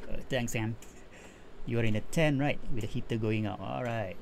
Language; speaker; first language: English; non-native, local second language; Malay